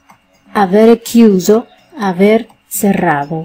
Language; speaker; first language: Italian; non-native, learner; Spanish